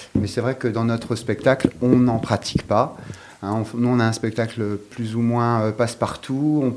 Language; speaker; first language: French; native; French